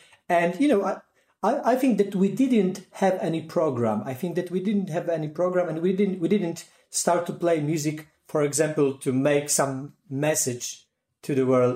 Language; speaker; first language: English; non-native, fluent; Polish